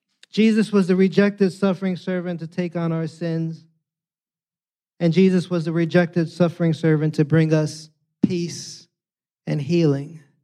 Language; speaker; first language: English; early bilingual, other home language; Spanish